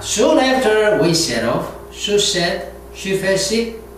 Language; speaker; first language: English; non-native, fluent; Korean